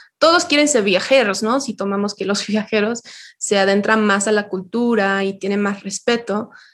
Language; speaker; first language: Spanish; non-native, fluent; English